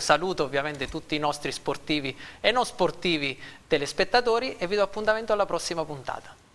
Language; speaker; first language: Italian; native; Italian